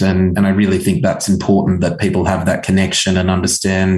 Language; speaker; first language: English; native; English